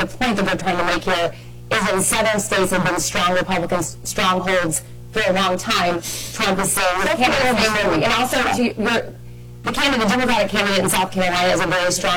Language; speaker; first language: English; native; English